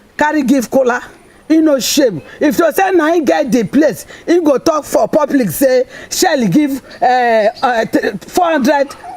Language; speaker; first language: Nigerian Pidgin; non-native, local second language; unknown